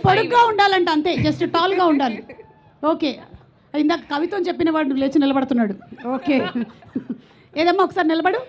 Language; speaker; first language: Telugu; native; Telugu